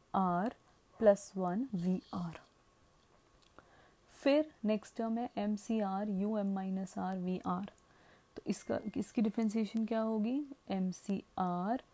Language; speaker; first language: Hindi; native; Hindi